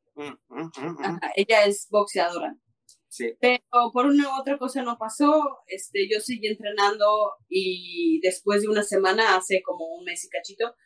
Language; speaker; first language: Spanish; native; Spanish